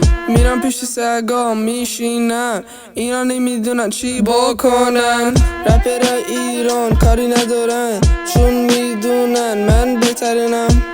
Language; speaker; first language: Persian; early bilingual, heritage; Persian